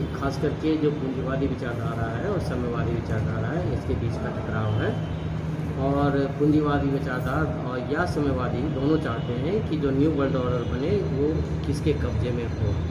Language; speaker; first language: Hindi; native; Hindi